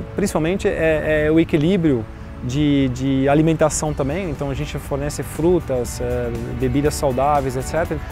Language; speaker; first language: Portuguese; non-native, fluent; Dutch